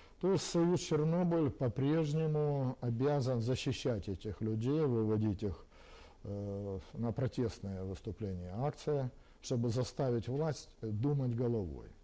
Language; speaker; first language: Russian; native; Russian